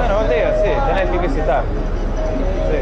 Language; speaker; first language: Spanish; non-native, fluent; English